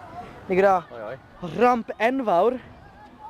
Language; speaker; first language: Welsh; non-native, local second language; English